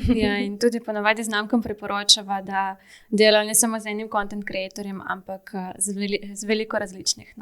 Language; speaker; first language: Slovenian; non-native, fluent; Russian